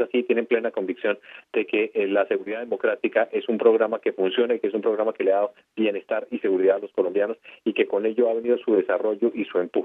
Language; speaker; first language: Spanish; native; Spanish